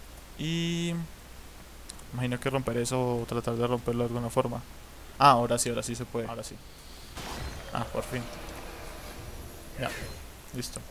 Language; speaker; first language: Spanish; native; Spanish